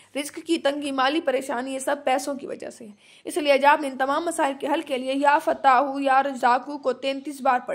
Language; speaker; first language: Urdu; native; Urdu